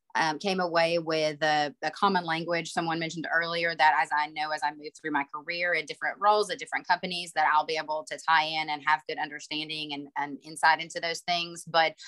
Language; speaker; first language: English; native; English